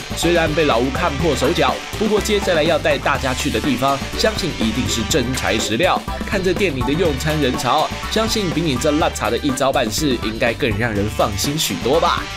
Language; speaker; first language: Chinese; native; Chinese